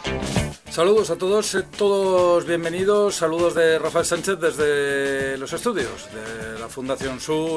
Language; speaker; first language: Spanish; native; Spanish